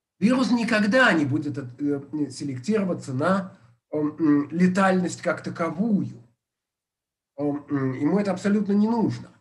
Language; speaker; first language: Russian; native; Russian